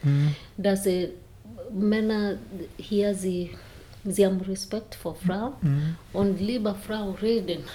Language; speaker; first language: German; non-native, learner; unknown